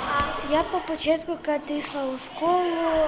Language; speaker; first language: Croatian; non-native, learner; Ukrainian